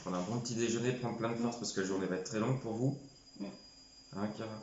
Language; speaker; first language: French; native; French